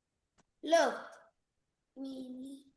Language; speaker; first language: English; non-native, learner; Vietnamese